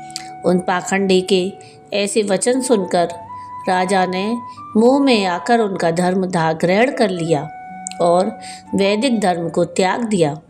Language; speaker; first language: Hindi; native; Hindi